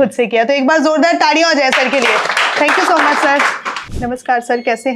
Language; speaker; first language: Hindi; native; Hindi